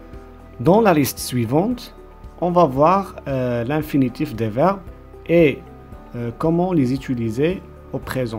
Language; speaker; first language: French; non-native, local second language; Arabic